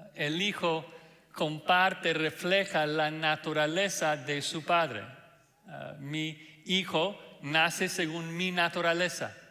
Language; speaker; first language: Spanish; non-native, fluent; English